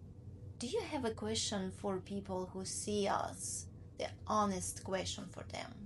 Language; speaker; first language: English; non-native, learner; Ukrainian